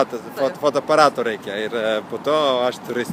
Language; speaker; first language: Lithuanian; non-native, learner; Italian